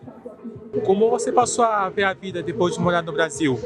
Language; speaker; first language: Portuguese; native; Portuguese